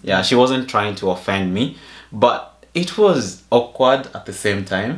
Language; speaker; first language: English; non-native, local second language; Gusii